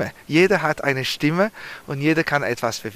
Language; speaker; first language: German; non-native, learner; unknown